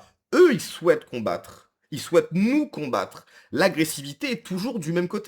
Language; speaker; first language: French; native; French